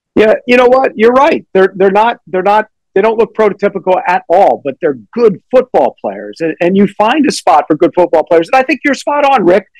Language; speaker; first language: English; native; English